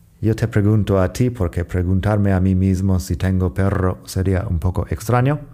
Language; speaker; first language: Spanish; non-native, fluent; English